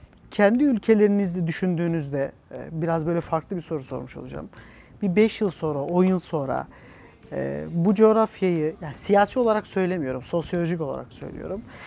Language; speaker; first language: Turkish; native; Turkish